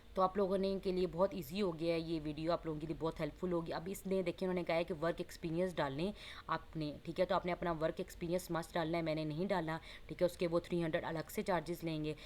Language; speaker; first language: Hindi; non-native, local second language; Punjabi